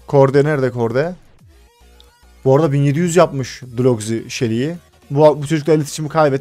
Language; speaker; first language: Turkish; native; Turkish